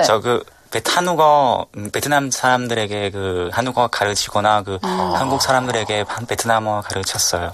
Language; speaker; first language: Korean; non-native, learner; Vietnamese